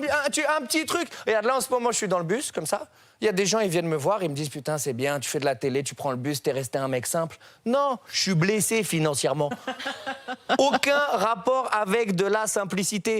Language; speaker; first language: French; native; French